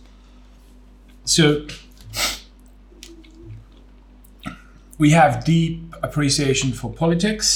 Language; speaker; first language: English; non-native, fluent; Greek